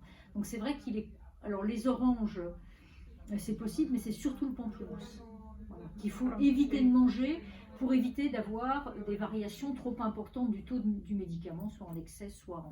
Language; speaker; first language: French; native; French